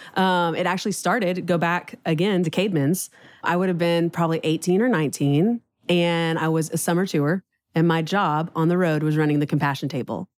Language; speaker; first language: English; native; English